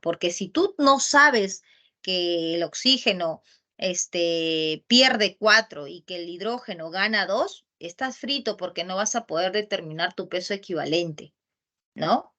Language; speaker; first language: Spanish; native; Spanish